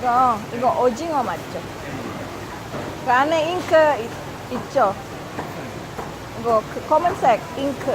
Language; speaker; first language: Korean; non-native, learner; Indonesian